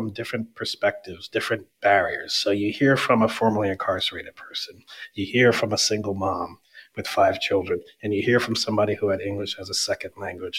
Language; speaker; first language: English; native; English